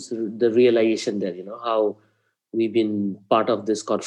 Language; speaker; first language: English; non-native, local second language; Manipuri